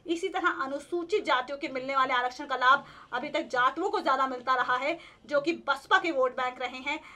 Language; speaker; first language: Hindi; native; Hindi